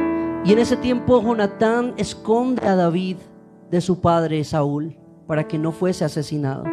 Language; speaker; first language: Spanish; native; Spanish